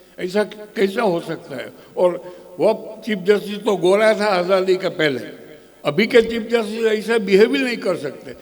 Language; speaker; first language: Hindi; non-native, local second language; Gujarati